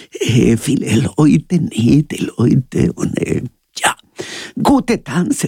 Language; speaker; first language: German; non-native, learner; Spanish